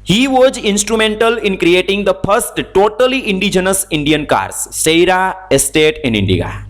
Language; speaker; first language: English; non-native, local second language; Gujarati